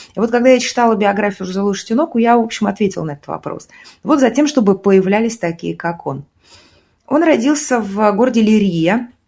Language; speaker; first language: Russian; native; Russian